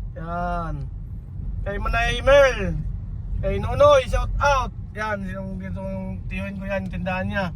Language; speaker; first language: Filipino; non-native, local second language; Bikol